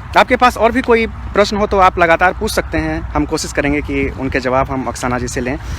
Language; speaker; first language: Hindi; native; Hindi